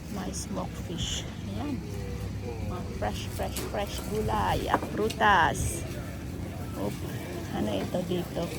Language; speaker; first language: Filipino; native; Filipino